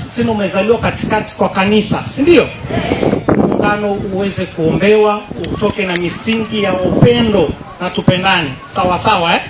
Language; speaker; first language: Swahili; non-native, local second language; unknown